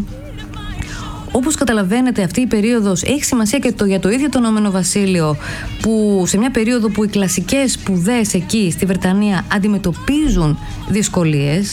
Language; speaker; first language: Greek; native; Greek